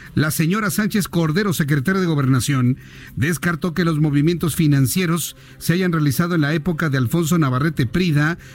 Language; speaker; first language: Spanish; native; Spanish